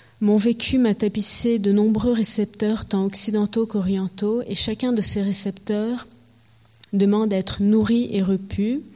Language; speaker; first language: French; early bilingual, heritage; French